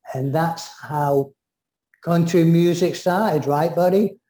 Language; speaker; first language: English; native; English